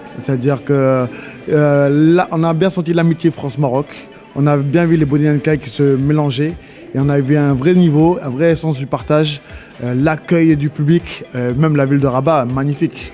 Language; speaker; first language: French; native; French